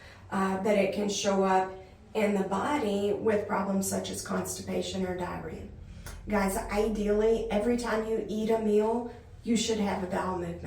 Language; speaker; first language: English; native; English